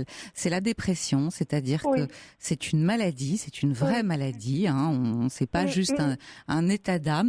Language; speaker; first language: French; native; French